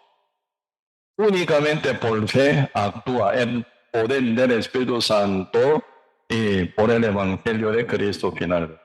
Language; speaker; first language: Spanish; non-native, learner; Korean